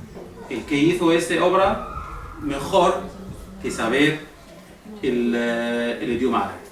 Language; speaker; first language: Spanish; non-native, fluent; Arabic